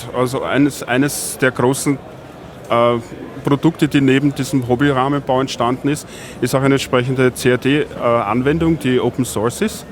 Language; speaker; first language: German; native; German